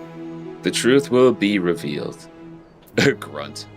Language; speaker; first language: English; native; English